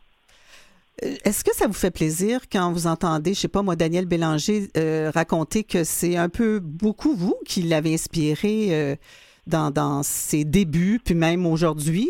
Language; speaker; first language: French; native; French